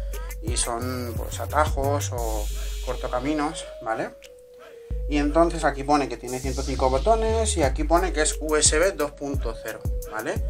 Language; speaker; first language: Spanish; native; Spanish